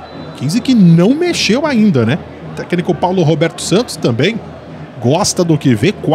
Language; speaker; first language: Portuguese; native; Portuguese